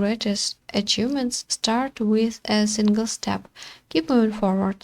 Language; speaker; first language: English; non-native, learner; Ukrainian